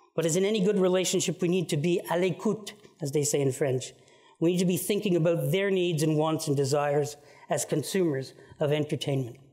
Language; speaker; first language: English; native; English